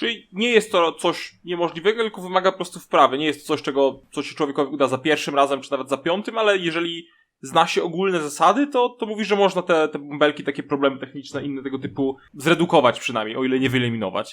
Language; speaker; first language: Polish; native; Polish